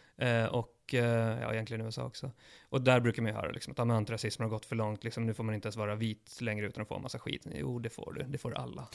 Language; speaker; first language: Swedish; early bilingual, other home language; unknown